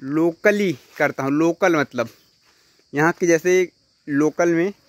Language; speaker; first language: Hindi; native; Hindi